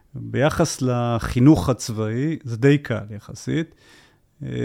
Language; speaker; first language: Hebrew; native; Hebrew